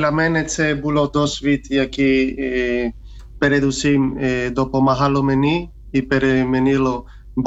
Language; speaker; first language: Ukrainian; non-native, fluent; Spanish